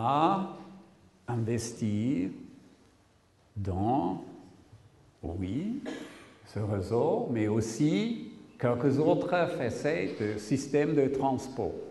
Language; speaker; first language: French; non-native, learner; English